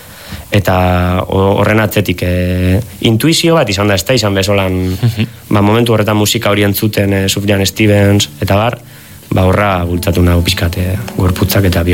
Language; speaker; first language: Basque; native; Basque